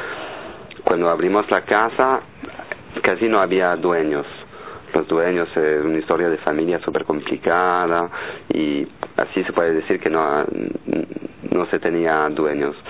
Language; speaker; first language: Spanish; non-native, fluent; French